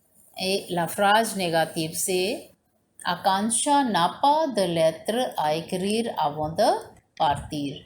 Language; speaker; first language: French; non-native, learner; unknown